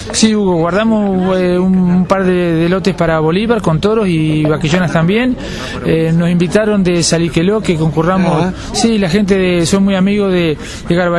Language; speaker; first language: Spanish; native; Spanish